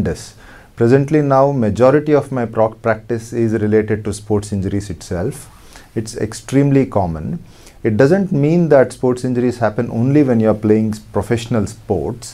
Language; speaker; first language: English; non-native, local second language; Telugu